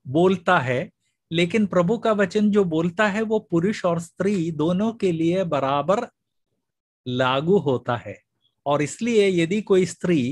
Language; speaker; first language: Hindi; non-native, local second language; Malayalam